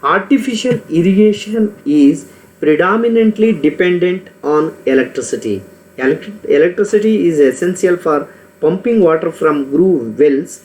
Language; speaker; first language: English; non-native, local second language; Kannada